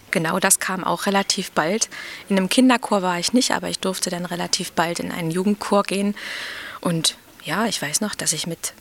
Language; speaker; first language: German; native; German